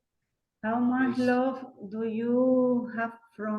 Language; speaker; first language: English; non-native, learner; Spanish